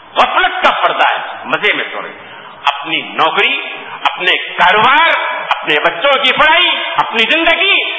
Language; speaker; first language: Urdu; native; Urdu